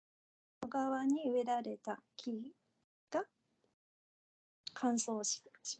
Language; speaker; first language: Japanese; non-native, fluent; Korean